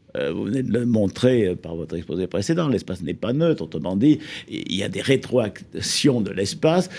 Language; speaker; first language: French; native; French